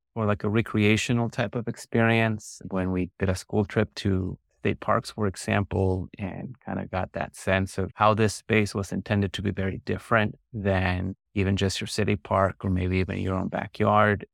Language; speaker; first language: English; early bilingual, other home language; Spanish